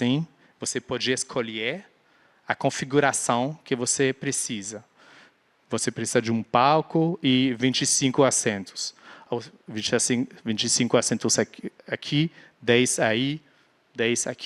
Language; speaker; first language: Portuguese; non-native, fluent; French